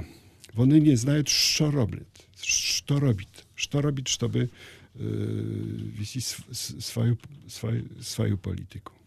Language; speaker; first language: Ukrainian; non-native, learner; Polish